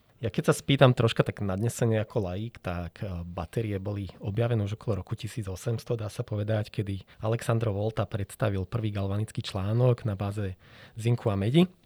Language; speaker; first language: Slovak; native; Slovak